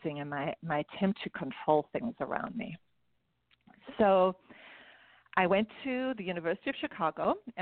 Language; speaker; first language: English; native; English